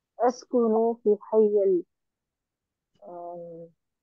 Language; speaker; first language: Arabic; non-native, learner; Hindi